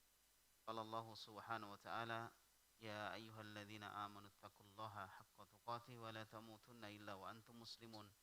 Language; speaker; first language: Arabic; non-native, fluent; Indonesian